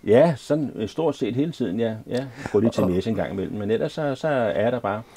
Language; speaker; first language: Danish; native; Danish